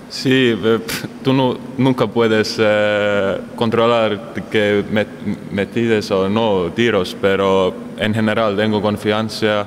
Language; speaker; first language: Spanish; non-native, learner; Estonian